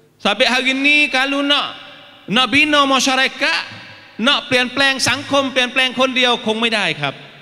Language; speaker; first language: Malay; native; Malay